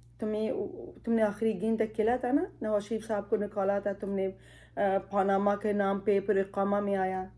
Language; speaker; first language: Urdu; non-native, fluent; Pashto